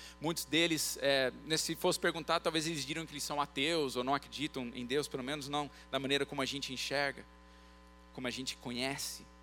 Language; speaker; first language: Portuguese; early bilingual, other home language; English